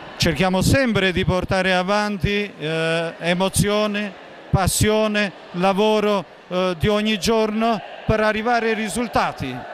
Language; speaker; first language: Italian; non-native, fluent; Albanian